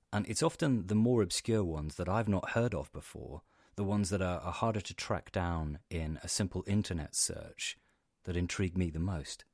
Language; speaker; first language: English; native; English